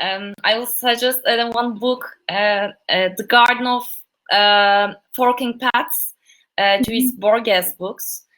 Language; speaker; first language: English; non-native, learner; Turkish